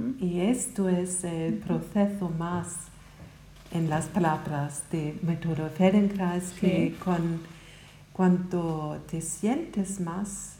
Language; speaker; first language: Spanish; non-native, learner; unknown